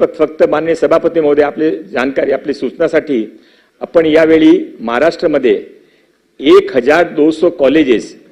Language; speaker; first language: Marathi; non-native, local second language; Hindi